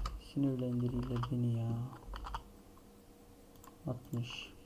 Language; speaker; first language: Turkish; native; Turkish